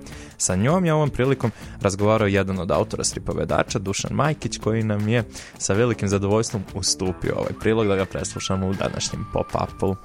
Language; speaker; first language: Serbian; native; Serbian